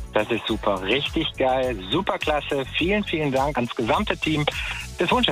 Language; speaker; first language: German; native; German